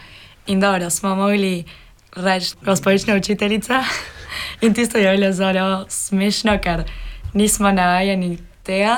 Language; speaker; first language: Slovenian; early bilingual, heritage; Spanish